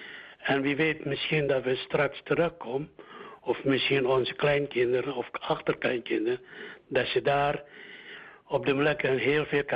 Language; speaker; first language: Dutch; early bilingual, other home language; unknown